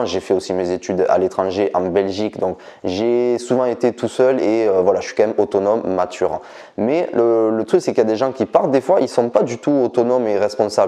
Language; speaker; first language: French; native; French